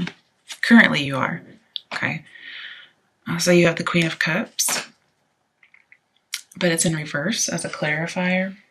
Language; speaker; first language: English; native; English